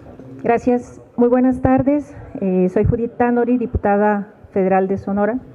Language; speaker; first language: Spanish; native; Spanish